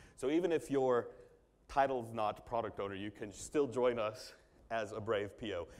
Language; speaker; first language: English; native; English